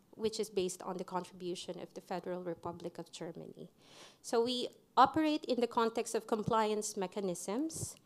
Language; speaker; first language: English; non-native, local second language; Filipino